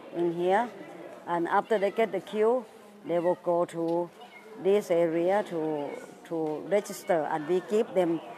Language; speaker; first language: English; non-native, fluent; Thai